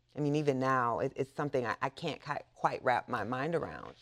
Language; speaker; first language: English; native; English